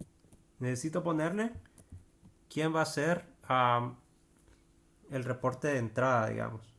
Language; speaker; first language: Spanish; native; Spanish